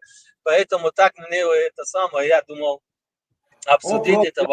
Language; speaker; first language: Russian; non-native, local second language; Tajik